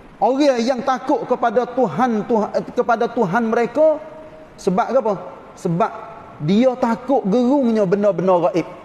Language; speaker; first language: Malay; native; Malay